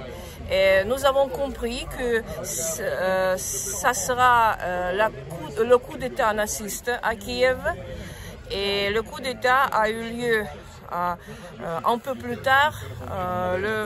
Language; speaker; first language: French; non-native, fluent; Russian